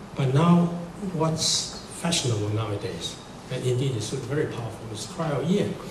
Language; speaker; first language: English; non-native, fluent; Chinese